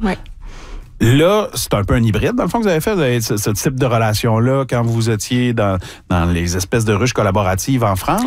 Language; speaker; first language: French; native; French